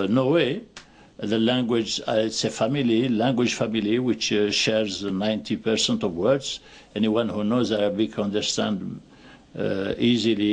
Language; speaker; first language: English; non-native, fluent; Arabic